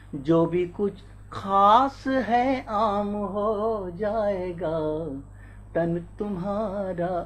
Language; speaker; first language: Hindi; native; Hindi